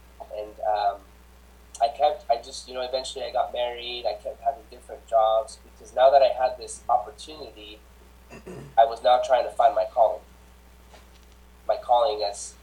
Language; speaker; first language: English; early bilingual, other home language; Spanish